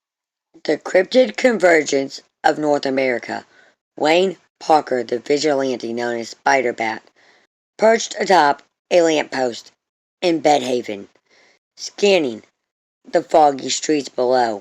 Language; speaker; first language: English; native; English